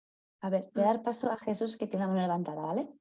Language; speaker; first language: Spanish; native; Spanish